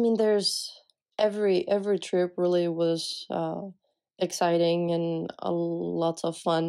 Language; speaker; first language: English; non-native, fluent; Czech